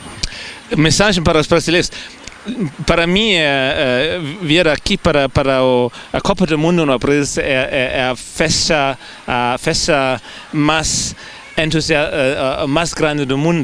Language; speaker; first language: Portuguese; non-native, fluent; German